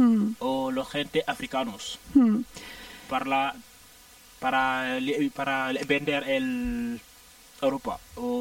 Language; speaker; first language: Spanish; non-native, learner; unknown